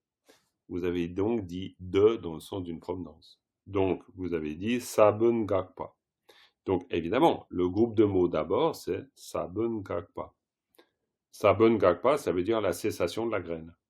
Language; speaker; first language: French; native; French